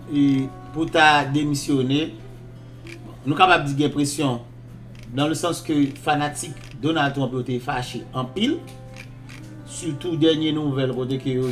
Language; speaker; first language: Haitian Creole; native; Haitian Creole